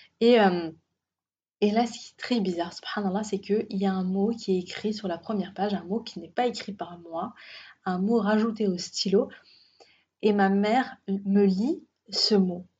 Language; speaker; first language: French; native; French